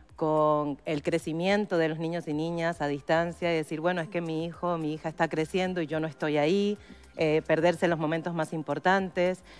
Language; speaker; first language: Spanish; native; Spanish